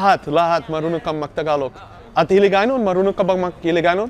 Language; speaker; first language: Filipino; non-native, learner; Dutch